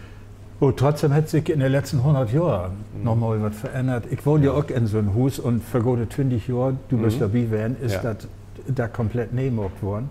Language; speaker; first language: German; native; German